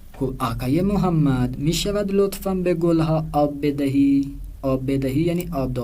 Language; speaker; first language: Persian; non-native, fluent; Urdu